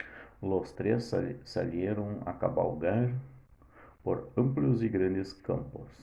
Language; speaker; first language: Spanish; non-native, learner; Portuguese